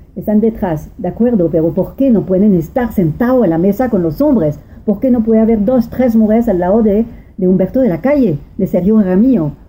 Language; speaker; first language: Spanish; non-native, fluent; French